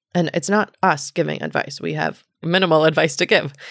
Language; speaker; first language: English; native; English